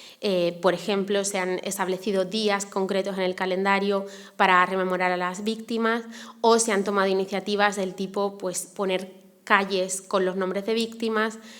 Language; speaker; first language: Spanish; native; Spanish